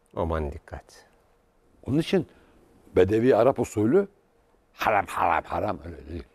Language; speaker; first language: Turkish; native; Turkish